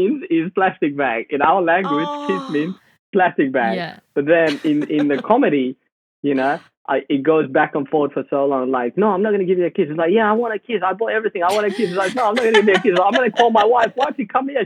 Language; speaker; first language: English; native; English